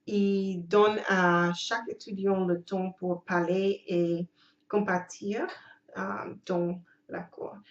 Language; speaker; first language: French; non-native, learner; English